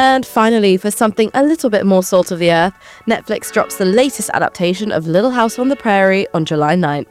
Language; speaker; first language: English; native; English